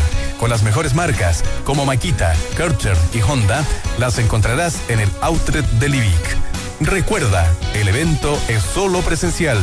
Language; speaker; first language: Spanish; native; Spanish